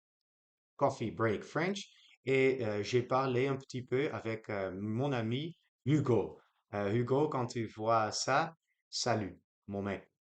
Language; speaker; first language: French; non-native, learner; Dutch